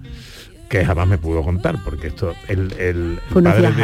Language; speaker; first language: Spanish; native; Spanish